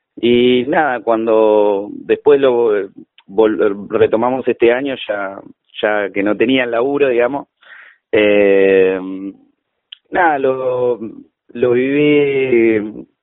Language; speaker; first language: Spanish; native; Spanish